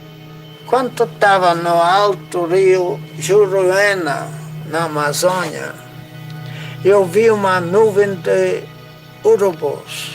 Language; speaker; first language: Portuguese; non-native, fluent; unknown